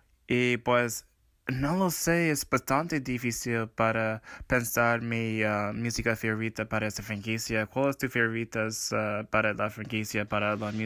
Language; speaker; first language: Spanish; non-native, fluent; English